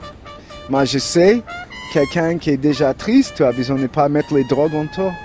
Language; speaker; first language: French; non-native, learner; English